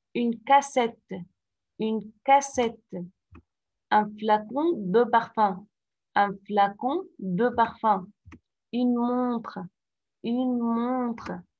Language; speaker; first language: French; non-native, fluent; Arabic